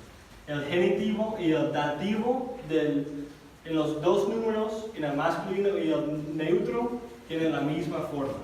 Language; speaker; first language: Spanish; non-native, fluent; English